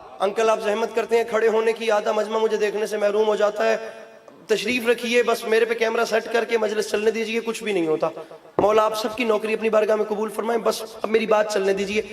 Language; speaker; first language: Urdu; non-native, local second language; Punjabi